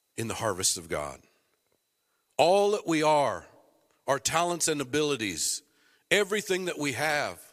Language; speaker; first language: English; native; English